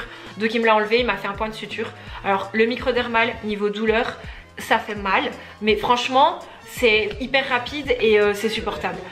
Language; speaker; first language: French; native; French